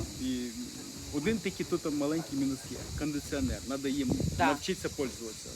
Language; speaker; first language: Ukrainian; early bilingual, heritage; Ukrainian